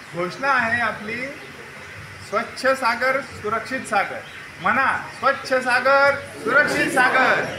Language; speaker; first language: Marathi; native; Marathi